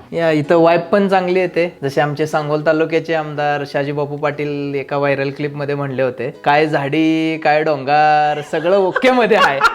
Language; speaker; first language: Marathi; native; Marathi